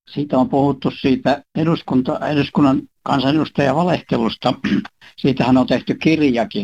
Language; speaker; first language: Finnish; native; Finnish